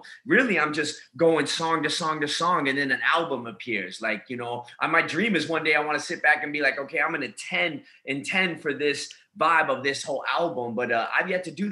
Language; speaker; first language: English; native; English